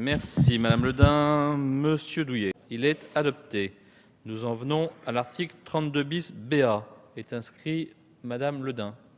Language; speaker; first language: French; native; French